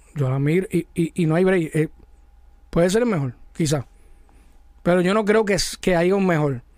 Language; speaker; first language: Spanish; native; Spanish